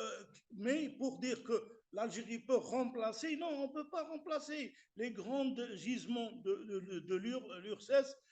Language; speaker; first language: French; non-native, local second language; Arabic